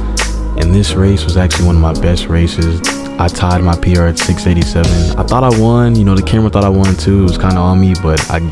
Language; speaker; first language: English; native; English